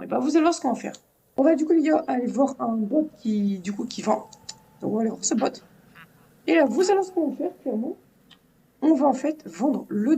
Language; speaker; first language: French; native; French